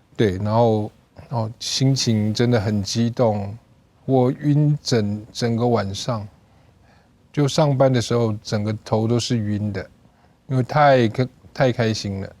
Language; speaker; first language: Chinese; native; Chinese